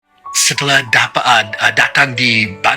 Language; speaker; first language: Indonesian; non-native, learner; English